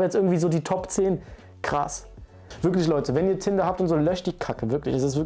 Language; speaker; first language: German; native; German